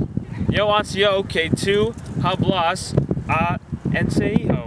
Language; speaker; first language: Spanish; non-native, learner; English